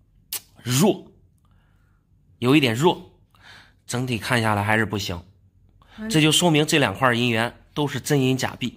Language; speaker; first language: Chinese; native; Chinese